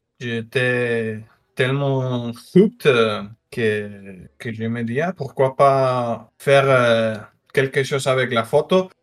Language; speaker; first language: French; non-native, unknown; Spanish